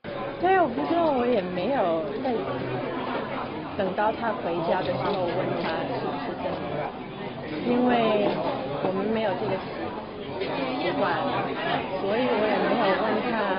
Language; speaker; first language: Chinese; non-native, local second language; Cantonese